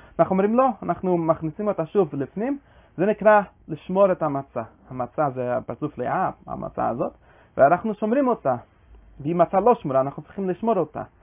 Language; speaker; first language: Hebrew; non-native, fluent; English